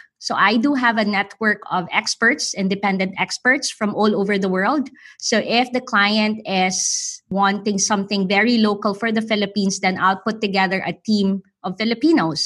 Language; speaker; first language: English; non-native, local second language; Filipino